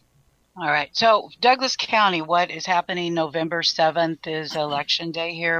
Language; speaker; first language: English; native; English